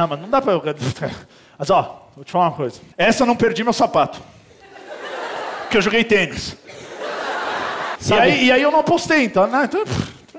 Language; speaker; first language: Portuguese; native; Portuguese